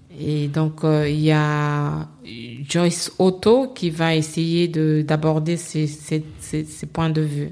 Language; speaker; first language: French; non-native, local second language; Lingala